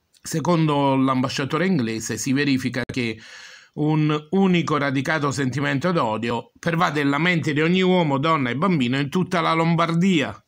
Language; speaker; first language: Italian; native; Italian